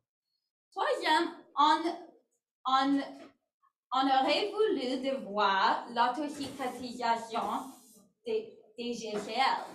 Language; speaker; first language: French; non-native, learner; English